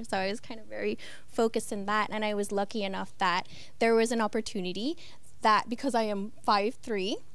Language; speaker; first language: English; non-native, local second language; Spanish